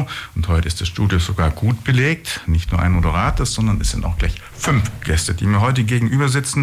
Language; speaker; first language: German; native; German